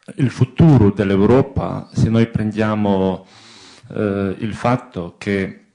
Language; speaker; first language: Italian; non-native, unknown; Ukrainian